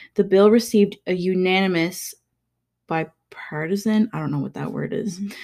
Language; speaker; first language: English; native; English